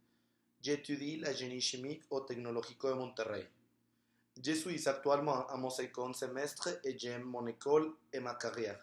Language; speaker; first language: French; non-native, learner; Spanish